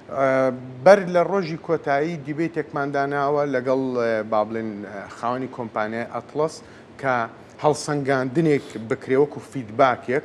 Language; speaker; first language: Central Kurdish; native; Central Kurdish